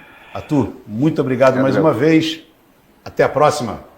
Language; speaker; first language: Portuguese; native; Portuguese